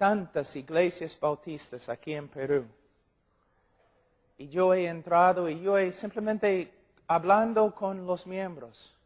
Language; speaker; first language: Spanish; non-native, fluent; English